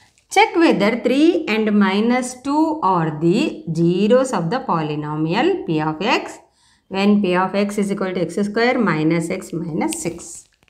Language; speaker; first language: English; non-native, local second language; Telugu